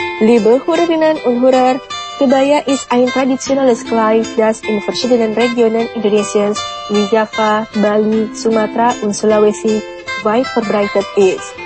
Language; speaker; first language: German; non-native, fluent; Indonesian